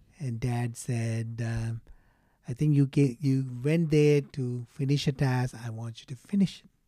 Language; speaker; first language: English; non-native, local second language; Telugu